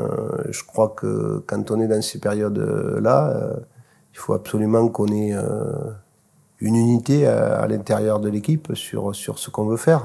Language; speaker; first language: French; native; French